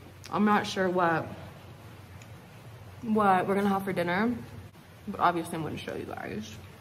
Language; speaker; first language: English; early bilingual, other home language; Spanish